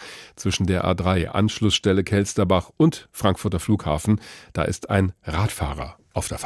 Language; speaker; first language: German; native; German